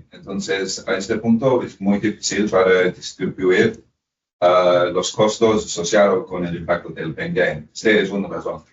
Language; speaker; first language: Spanish; non-native, fluent; English